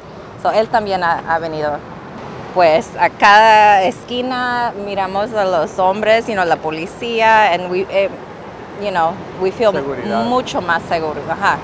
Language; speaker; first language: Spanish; early bilingual, heritage; Spanish